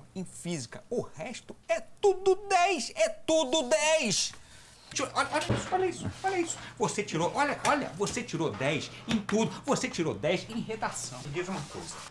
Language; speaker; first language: Portuguese; native; Portuguese